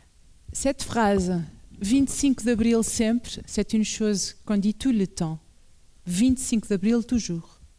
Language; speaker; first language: French; non-native, learner; Portuguese